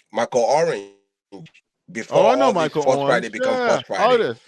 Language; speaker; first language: English; non-native, local second language; Yoruba